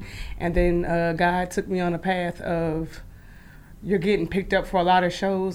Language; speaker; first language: English; native; English